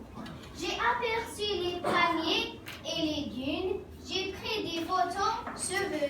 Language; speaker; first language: French; non-native, learner; Arabic